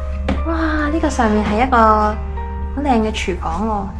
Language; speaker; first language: Chinese; native; Chinese